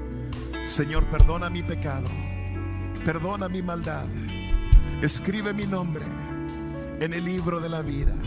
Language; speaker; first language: Spanish; native; Spanish